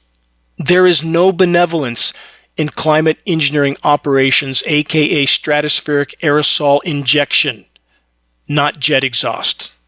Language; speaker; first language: English; native; English